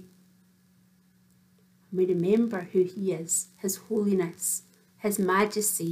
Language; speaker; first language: English; native; English